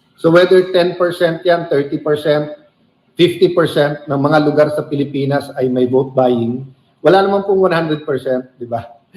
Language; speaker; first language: Filipino; native; Filipino